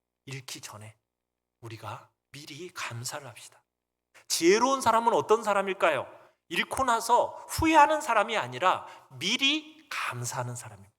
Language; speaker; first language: Korean; native; Korean